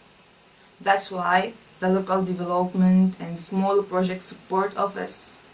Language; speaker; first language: English; non-native, fluent; Arabic